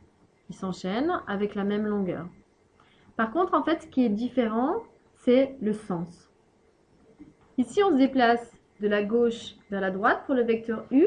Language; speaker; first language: French; native; French